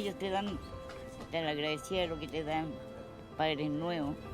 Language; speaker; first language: Spanish; native; Spanish